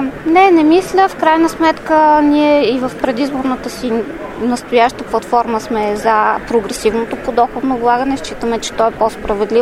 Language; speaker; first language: Bulgarian; native; Bulgarian